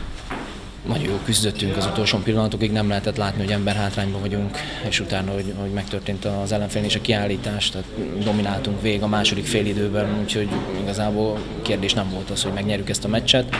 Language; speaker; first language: Hungarian; native; Hungarian